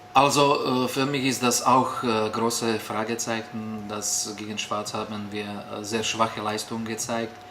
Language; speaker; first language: German; non-native, fluent; Slovak